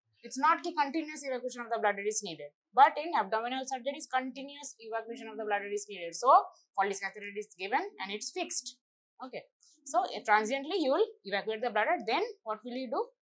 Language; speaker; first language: English; non-native, local second language; Bangla